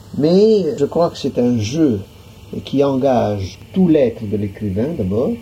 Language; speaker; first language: French; non-native, local second language; Arabic